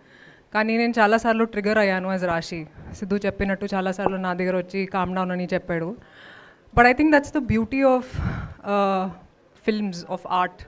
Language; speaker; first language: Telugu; non-native, local second language; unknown